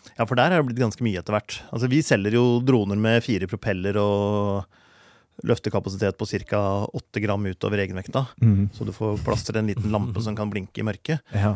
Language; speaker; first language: Norwegian; native; Norwegian